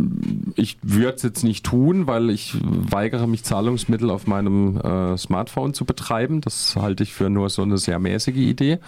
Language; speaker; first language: German; native; German